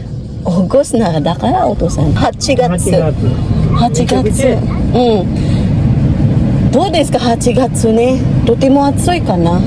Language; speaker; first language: Japanese; non-native, learner; Filipino